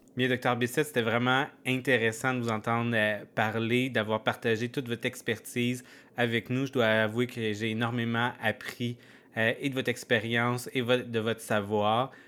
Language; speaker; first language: French; native; French